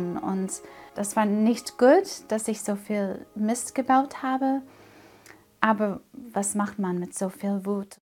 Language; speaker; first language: German; non-native, fluent; English